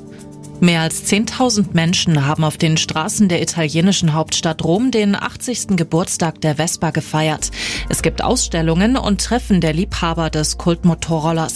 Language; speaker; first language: German; native; German